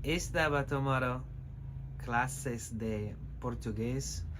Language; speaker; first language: Spanish; non-native, learner; English